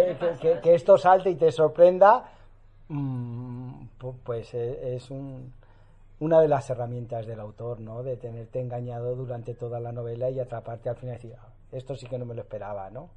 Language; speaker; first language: Spanish; native; Spanish